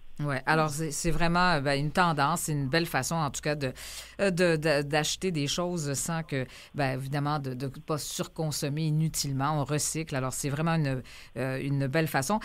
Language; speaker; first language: French; native; French